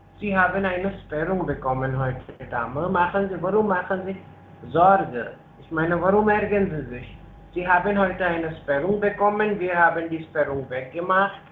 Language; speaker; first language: German; non-native, learner; Hindi